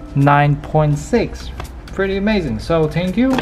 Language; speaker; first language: English; non-native, local second language; Chinese